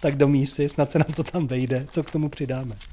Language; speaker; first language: Czech; native; Czech